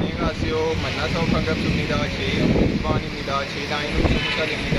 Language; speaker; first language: Korean; non-native, learner; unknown